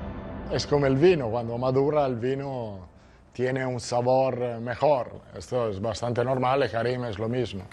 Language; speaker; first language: Spanish; non-native, fluent; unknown